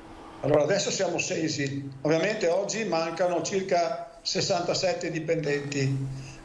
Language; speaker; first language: Italian; native; Italian